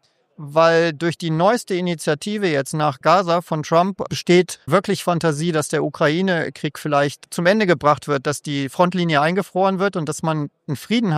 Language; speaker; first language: German; native; German